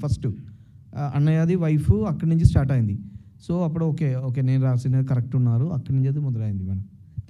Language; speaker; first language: Telugu; non-native, local second language; Malayalam